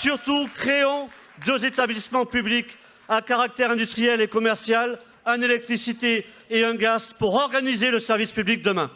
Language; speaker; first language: French; native; French